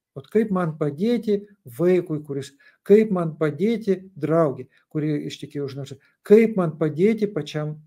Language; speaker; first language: Lithuanian; non-native, local second language; Russian